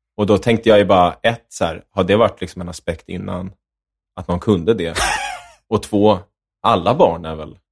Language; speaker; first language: Swedish; native; Swedish